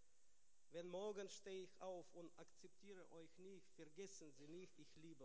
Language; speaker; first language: German; non-native, learner; Russian